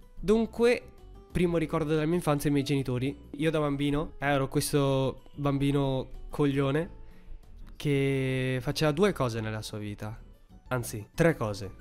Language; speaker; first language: Italian; early bilingual, heritage; Italian